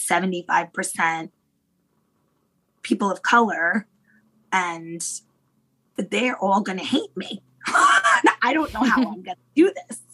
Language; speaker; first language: English; native; English